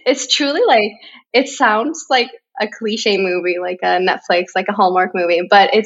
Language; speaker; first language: English; non-native, fluent; Swedish